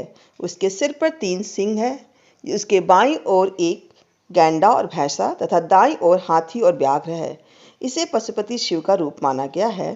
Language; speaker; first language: Hindi; native; Hindi